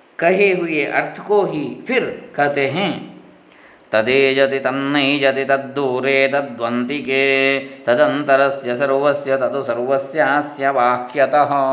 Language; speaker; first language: Hindi; non-native, local second language; Kannada